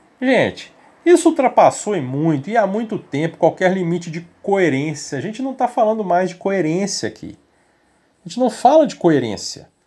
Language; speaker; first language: Portuguese; native; Portuguese